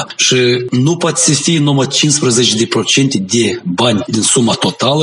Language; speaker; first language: Romanian; non-native, local second language; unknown